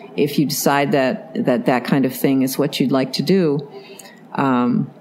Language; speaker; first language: English; native; English